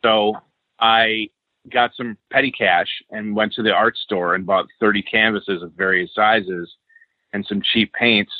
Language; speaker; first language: English; native; English